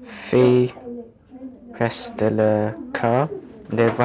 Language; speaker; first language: French; non-native, learner; English